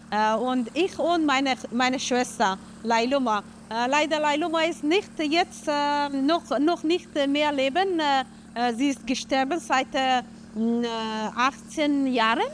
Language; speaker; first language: German; non-native, learner; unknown